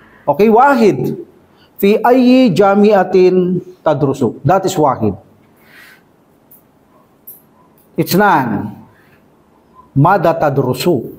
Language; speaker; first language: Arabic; non-native, fluent; Filipino